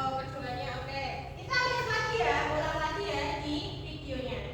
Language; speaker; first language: Indonesian; native; Indonesian